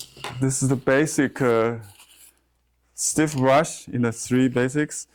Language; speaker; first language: English; non-native, fluent; Chinese